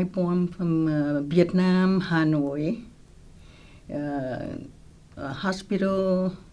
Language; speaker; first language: English; non-native, local second language; Vietnamese